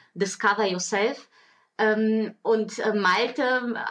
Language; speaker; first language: German; early bilingual, other home language; Portuguese